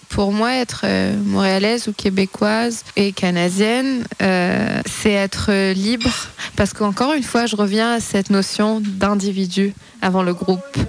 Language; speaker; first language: French; non-native, local second language; Arabic